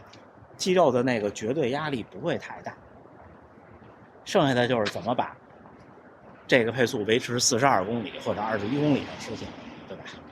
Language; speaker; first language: Chinese; native; Chinese